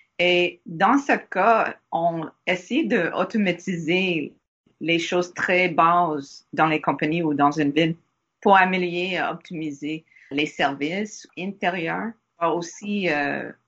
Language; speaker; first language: French; non-native, learner; English